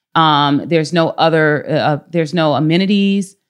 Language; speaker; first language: English; native; English